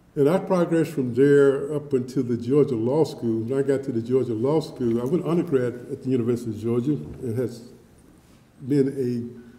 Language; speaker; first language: English; native; English